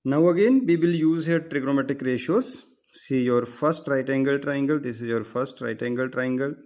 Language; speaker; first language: English; non-native, local second language; Punjabi